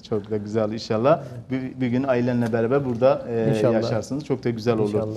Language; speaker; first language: Turkish; native; Turkish